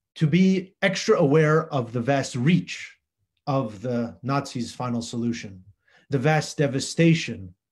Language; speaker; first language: English; native; English